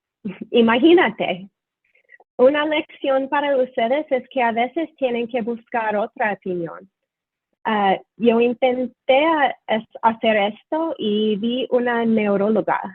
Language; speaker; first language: Spanish; non-native, fluent; English